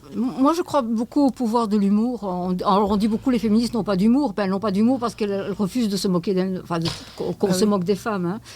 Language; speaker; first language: French; native; French